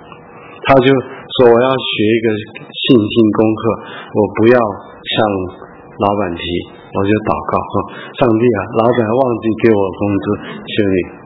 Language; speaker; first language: Chinese; early bilingual, heritage; Chinese